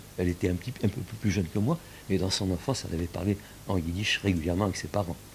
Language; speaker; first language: French; early bilingual, other home language; Yiddish